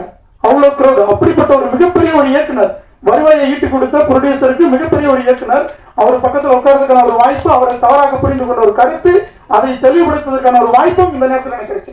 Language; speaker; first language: Tamil; native; Tamil